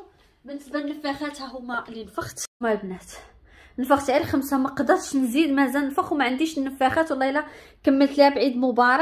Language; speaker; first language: Arabic; native; Arabic